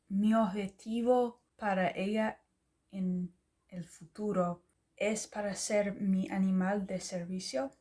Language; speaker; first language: Spanish; non-native, learner; English